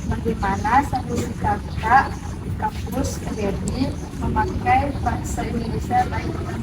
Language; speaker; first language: Indonesian; non-native, local second language; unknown